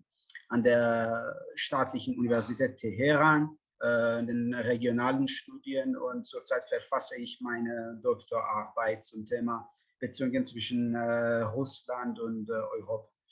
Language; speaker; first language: German; non-native, fluent; Persian